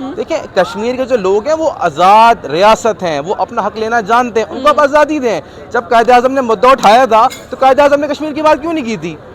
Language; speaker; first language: Urdu; non-native, local second language; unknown